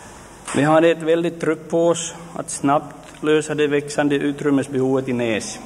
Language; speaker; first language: Swedish; native; Swedish